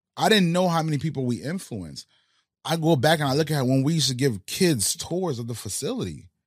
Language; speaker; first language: English; early bilingual, other home language; Haitian Creole